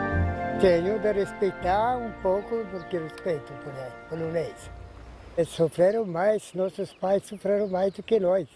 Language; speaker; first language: Portuguese; non-native, local second language; Polish